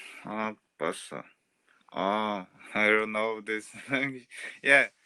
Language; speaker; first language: English; non-native, learner; Portuguese